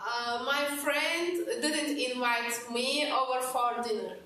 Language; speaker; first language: English; non-native, learner; Turkish